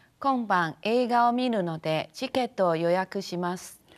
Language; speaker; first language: Japanese; non-native, fluent; Chinese